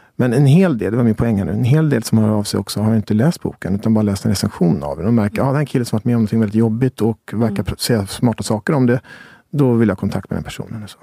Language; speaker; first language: Swedish; native; Swedish